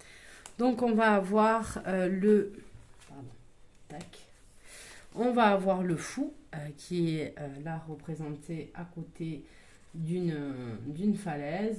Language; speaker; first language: French; native; French